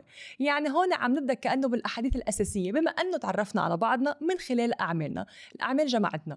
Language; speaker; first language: Arabic; native; Arabic